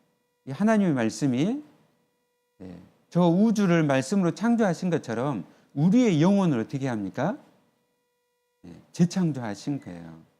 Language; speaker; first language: Korean; native; Korean